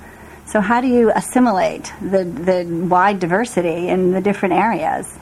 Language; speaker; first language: English; native; English